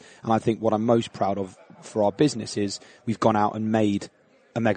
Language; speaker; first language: English; native; English